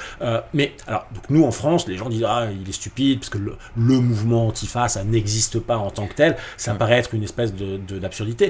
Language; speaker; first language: French; native; French